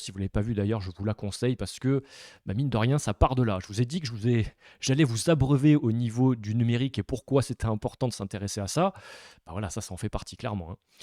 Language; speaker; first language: French; native; French